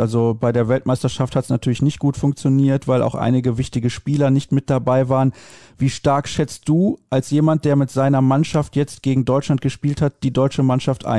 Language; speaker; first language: German; native; German